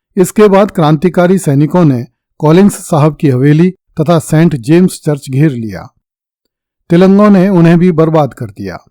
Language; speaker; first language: Hindi; native; Hindi